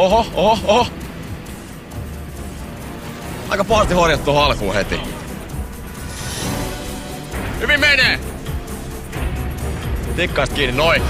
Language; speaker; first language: Finnish; native; Finnish